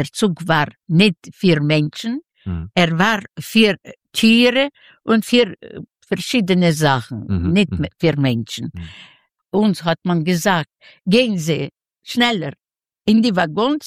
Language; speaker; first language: German; non-native, learner; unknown